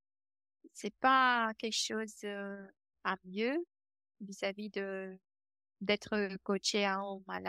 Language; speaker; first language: French; non-native, fluent; Romanian